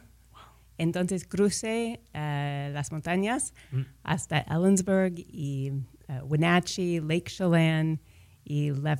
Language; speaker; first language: Spanish; non-native, fluent; English